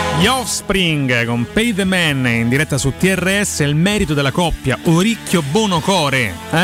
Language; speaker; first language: Italian; native; Italian